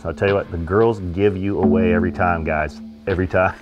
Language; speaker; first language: English; native; English